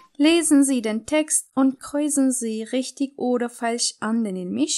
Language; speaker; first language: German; non-native, fluent; Turkish